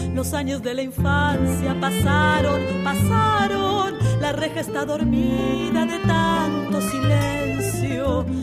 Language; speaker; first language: French; non-native, fluent; Spanish